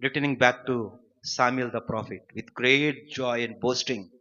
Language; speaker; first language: English; non-native, local second language; Telugu